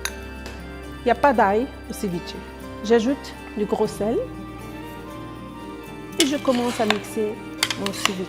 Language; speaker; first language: French; non-native, fluent; Spanish